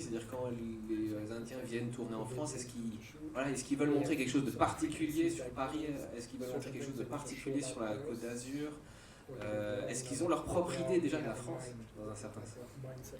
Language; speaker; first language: French; native; French